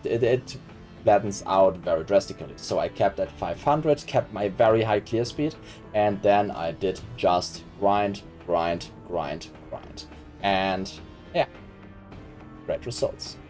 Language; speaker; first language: English; non-native, fluent; German